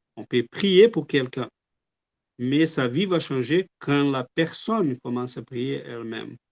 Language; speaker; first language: French; non-native, fluent; Portuguese